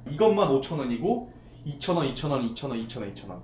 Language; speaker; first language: Korean; native; Korean